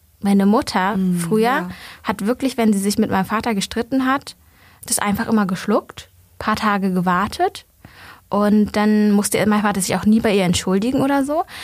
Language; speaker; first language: German; early bilingual, other home language; Vietnamese